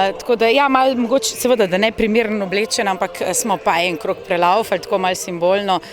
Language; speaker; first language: Slovenian; native; Slovenian